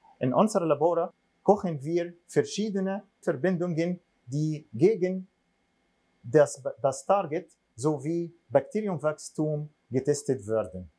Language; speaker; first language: German; non-native, fluent; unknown